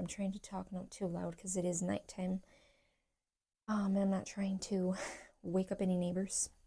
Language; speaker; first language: English; native; English